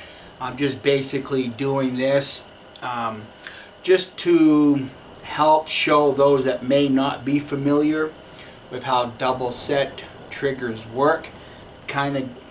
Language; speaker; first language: English; native; English